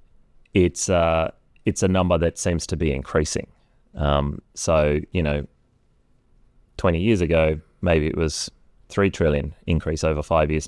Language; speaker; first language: English; native; English